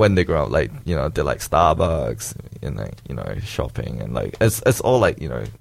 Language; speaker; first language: English; early bilingual, other home language; Chinese